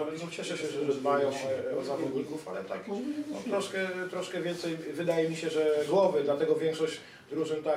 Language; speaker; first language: Polish; native; Polish